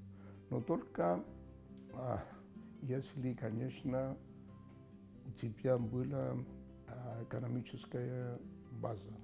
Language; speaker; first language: Russian; non-native, fluent; Greek